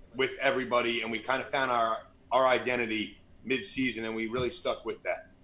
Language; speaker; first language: English; native; English